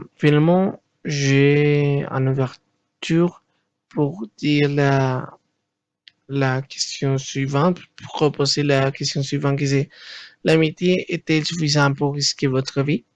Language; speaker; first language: French; non-native, learner; Spanish